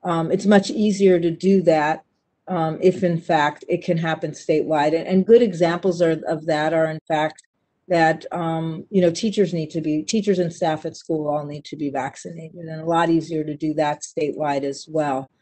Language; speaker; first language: English; native; English